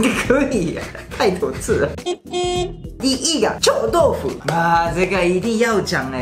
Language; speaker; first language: Chinese; non-native, fluent; Japanese